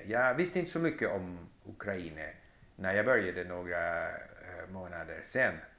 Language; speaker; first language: Swedish; non-native, fluent; English